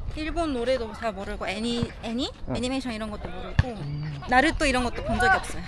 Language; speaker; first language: Korean; non-native, fluent; Japanese